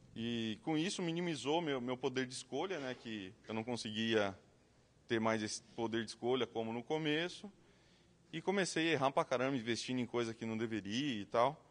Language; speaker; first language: Portuguese; native; Portuguese